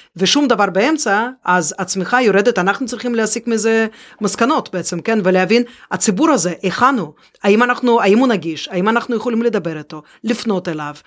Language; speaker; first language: Hebrew; non-native, fluent; Russian